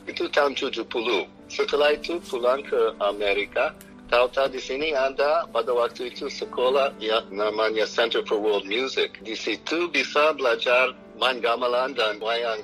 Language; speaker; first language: Indonesian; non-native, fluent; English